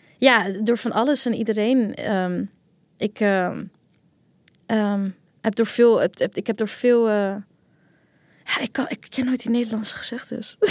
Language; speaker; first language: Dutch; early bilingual, other home language; Kurdish